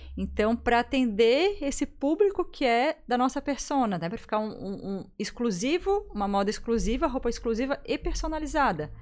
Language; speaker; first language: Portuguese; native; Portuguese